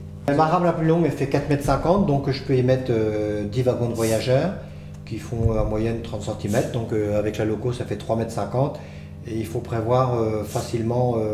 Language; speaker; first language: French; native; French